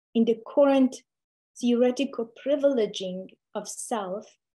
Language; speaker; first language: English; non-native, fluent; Persian